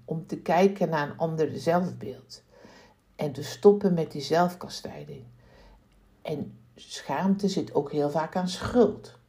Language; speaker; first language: Dutch; native; Dutch